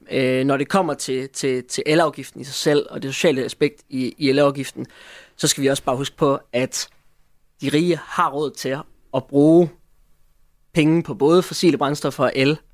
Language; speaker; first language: Danish; native; Danish